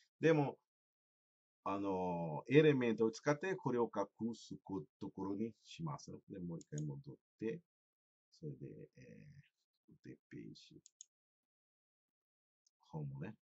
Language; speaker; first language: Japanese; non-native, fluent; Portuguese